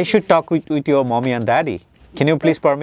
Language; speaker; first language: English; non-native, fluent; Bangla